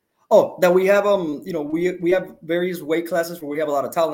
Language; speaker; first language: English; non-native, fluent; Spanish